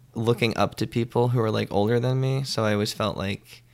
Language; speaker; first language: English; native; English